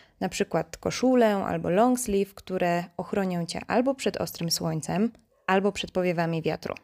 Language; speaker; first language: Polish; native; Polish